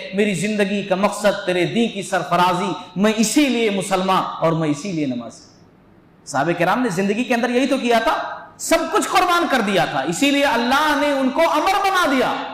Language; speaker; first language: Urdu; native; Urdu